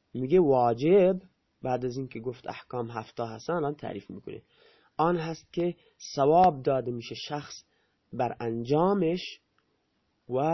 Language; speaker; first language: Persian; non-native, local second language; Baluchi